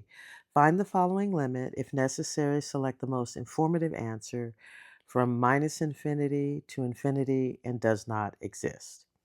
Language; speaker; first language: English; native; English